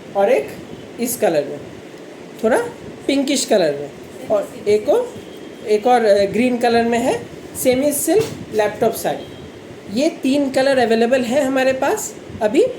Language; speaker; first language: Hindi; non-native, local second language; Bangla